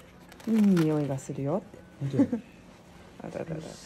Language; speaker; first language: Japanese; native; Japanese